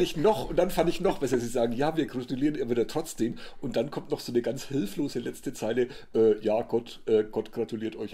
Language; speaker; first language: German; native; German